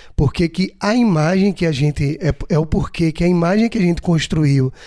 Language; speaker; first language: Portuguese; native; Portuguese